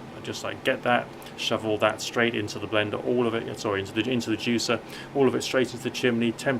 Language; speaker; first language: English; native; English